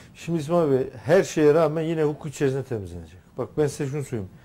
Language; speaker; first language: Turkish; native; Turkish